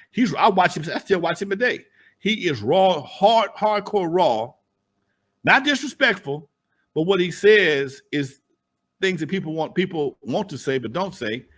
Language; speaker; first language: English; native; English